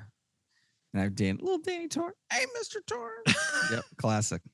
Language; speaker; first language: English; native; English